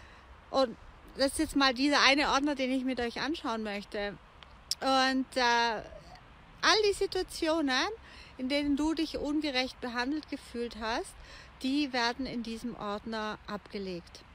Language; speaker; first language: German; native; German